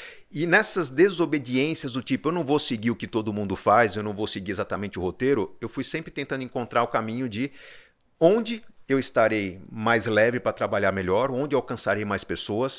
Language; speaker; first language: Portuguese; native; Portuguese